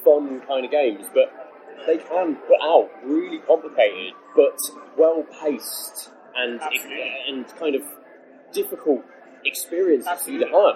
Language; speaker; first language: English; native; English